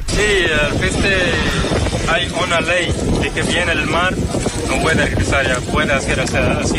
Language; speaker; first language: Spanish; non-native, learner; Arabic